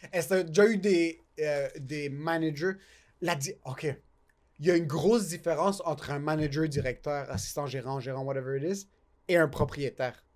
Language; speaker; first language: French; native; French